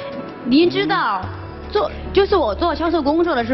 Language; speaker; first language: Chinese; native; Chinese